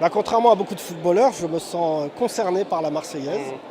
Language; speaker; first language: French; native; French